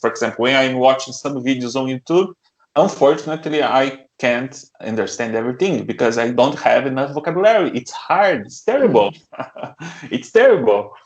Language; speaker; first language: English; non-native, learner; Portuguese